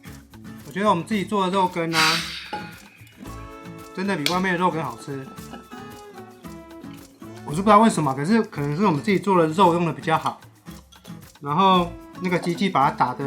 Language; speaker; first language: Chinese; native; Chinese